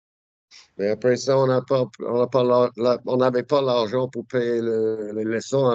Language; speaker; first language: French; non-native, fluent; English